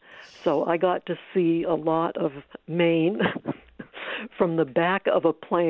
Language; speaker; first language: English; native; English